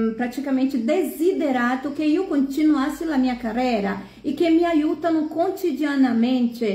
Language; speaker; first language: Italian; non-native, fluent; Portuguese